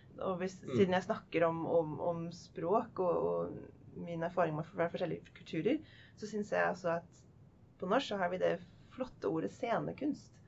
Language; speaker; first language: Norwegian; non-native, fluent; English